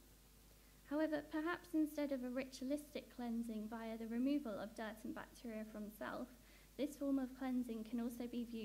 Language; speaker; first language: English; native; English